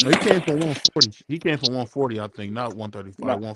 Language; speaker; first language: English; native; English